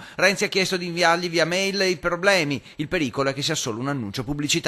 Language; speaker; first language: Italian; native; Italian